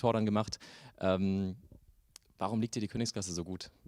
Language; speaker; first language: German; native; German